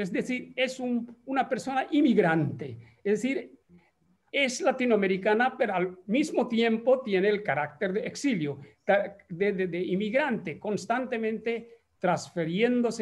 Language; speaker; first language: Spanish; non-native, fluent; Bangla